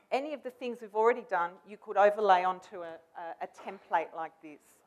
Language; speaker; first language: English; native; English